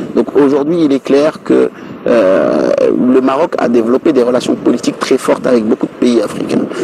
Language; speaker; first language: French; non-native, local second language; Wolof